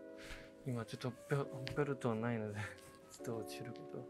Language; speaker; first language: Japanese; non-native, fluent; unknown